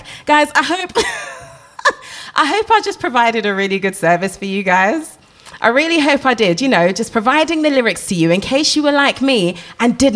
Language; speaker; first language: English; non-native, local second language; Krio